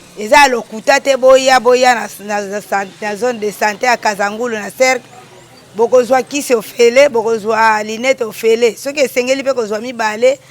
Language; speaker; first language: Lingala; non-native, local second language; Kongo